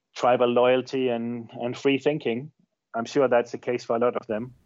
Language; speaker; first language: English; non-native, fluent; Danish